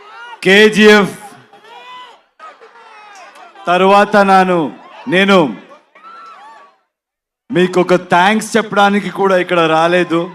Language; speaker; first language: Telugu; non-native, local second language; Kannada